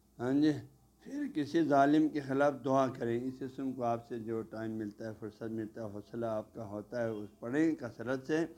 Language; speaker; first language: Urdu; non-native, local second language; Balti